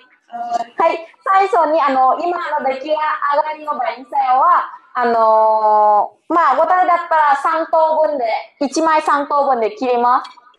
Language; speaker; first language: Japanese; non-native, learner; Vietnamese